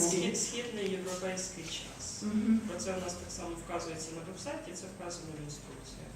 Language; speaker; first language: Ukrainian; native; Ukrainian